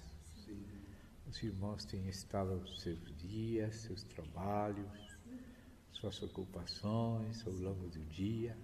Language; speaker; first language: Portuguese; non-native, fluent; Spanish